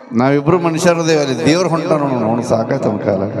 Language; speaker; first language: Kannada; native; Kannada